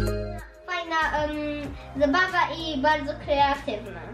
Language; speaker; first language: Polish; early bilingual, heritage; Polish